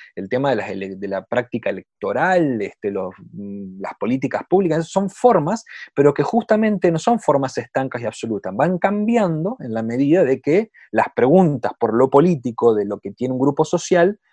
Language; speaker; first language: Spanish; native; Spanish